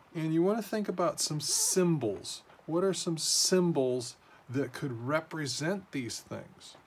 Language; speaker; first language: English; native; English